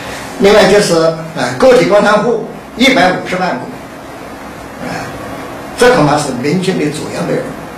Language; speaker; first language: Chinese; native; Chinese